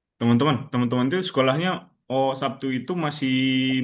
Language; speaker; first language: Indonesian; native; Indonesian